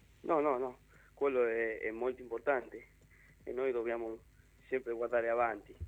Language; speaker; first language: Italian; non-native, learner; Spanish